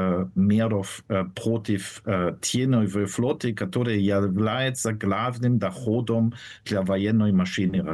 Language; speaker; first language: Russian; non-native, fluent; German